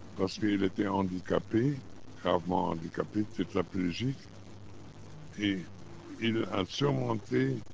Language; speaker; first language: French; non-native, fluent; German